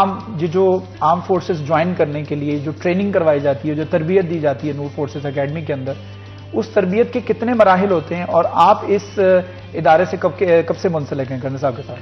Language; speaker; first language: Hindi; non-native, local second language; Punjabi